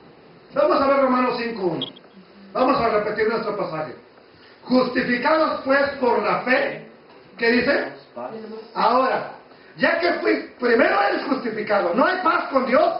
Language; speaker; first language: Spanish; native; Spanish